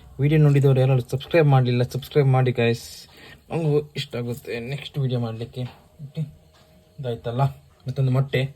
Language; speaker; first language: Kannada; non-native, local second language; Tulu